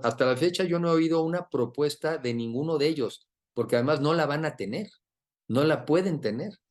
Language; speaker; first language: Spanish; native; Spanish